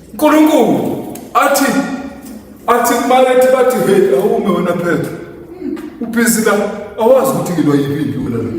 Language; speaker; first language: Zulu; native; Zulu